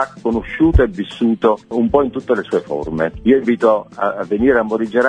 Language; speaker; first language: Italian; native; Italian